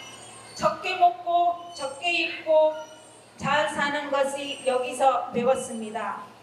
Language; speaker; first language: Korean; non-native, learner; Hindi